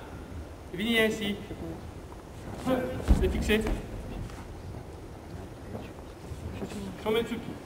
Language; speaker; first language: French; non-native, learner; Romanian